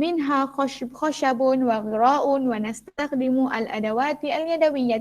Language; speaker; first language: Arabic; non-native, fluent; Malay